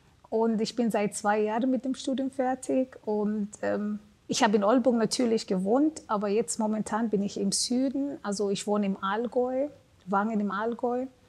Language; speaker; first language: German; non-native, fluent; Swahili